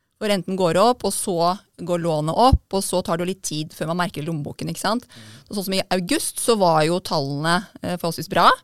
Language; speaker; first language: Norwegian; native; Norwegian